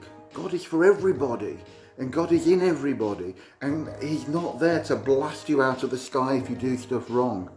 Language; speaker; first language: English; native; English